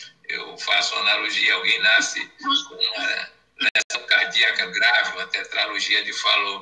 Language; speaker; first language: Portuguese; native; Portuguese